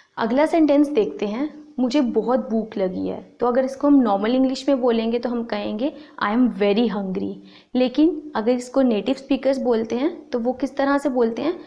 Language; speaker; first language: Hindi; native; Hindi